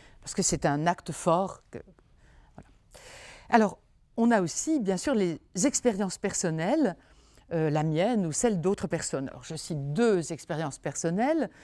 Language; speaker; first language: French; native; French